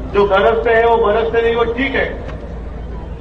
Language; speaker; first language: Hindi; non-native, local second language; Marathi